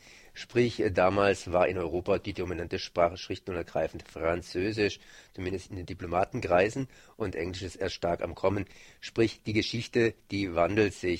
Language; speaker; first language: German; native; German